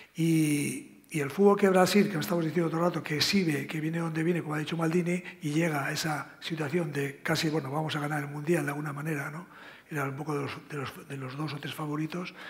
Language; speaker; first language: Spanish; native; Spanish